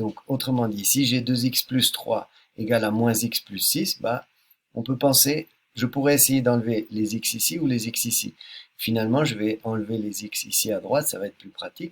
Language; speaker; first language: French; native; French